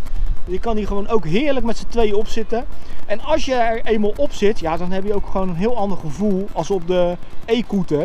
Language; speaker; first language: Dutch; native; Dutch